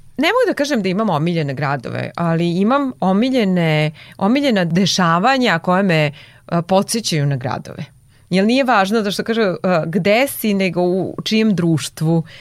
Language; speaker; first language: Serbian; non-native, local second language; Hungarian